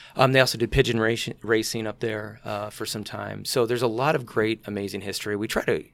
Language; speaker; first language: English; native; English